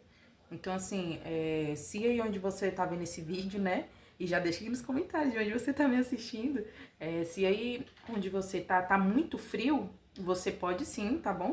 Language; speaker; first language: Portuguese; native; Portuguese